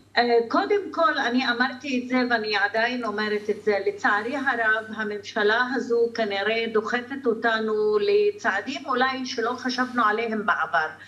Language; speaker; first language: Hebrew; non-native, local second language; Arabic